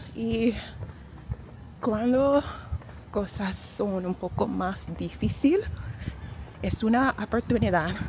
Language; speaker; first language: Spanish; non-native, learner; English